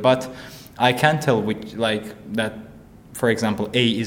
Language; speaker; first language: English; non-native, fluent; Azerbaijani